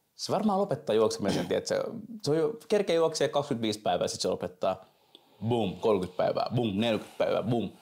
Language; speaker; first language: Finnish; native; Finnish